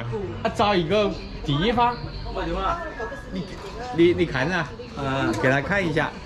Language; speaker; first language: Chinese; native; Chinese